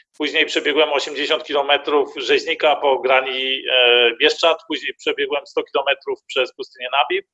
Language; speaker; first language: Polish; early bilingual, heritage; Polish